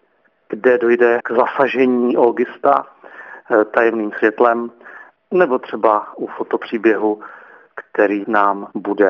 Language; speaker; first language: Czech; native; Czech